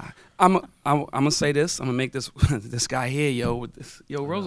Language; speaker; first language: English; native; English